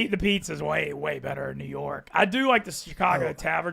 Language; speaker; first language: English; native; English